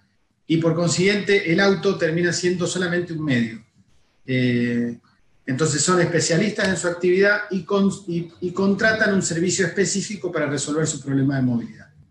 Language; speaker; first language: Spanish; native; Spanish